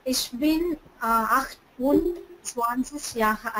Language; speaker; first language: German; non-native, learner; Tamil